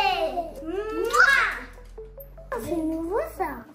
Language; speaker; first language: French; non-native, learner; Malagasy